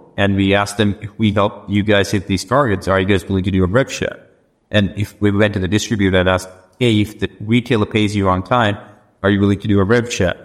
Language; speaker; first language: English; non-native, local second language; Sinhala